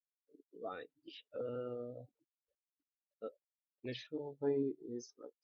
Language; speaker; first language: English; non-native, learner; Vietnamese